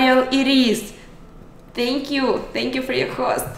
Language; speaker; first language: English; non-native, learner; Russian